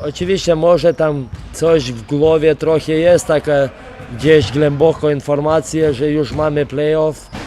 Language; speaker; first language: Polish; non-native, fluent; Lithuanian